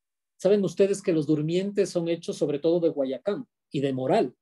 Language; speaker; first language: Spanish; native; Spanish